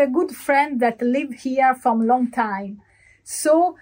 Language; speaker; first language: English; non-native, learner; Italian